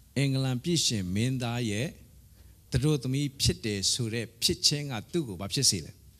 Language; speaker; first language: Burmese; non-native, local second language; Hakha Chin